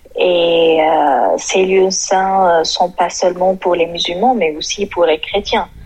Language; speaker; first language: French; non-native, fluent; Arabic